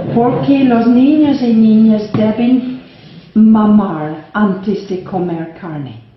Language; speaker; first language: Spanish; non-native, fluent; English